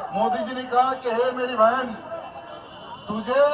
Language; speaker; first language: Hindi; non-native, local second language; Telugu